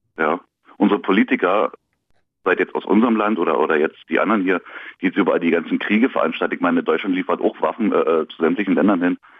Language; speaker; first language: German; native; German